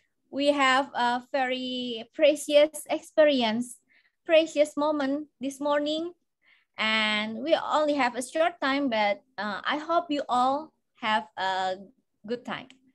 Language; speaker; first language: English; non-native, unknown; Indonesian